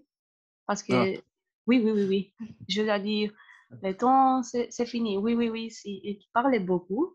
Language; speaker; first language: French; non-native, fluent; Spanish